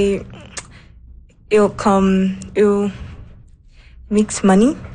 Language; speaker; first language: French; non-native, learner; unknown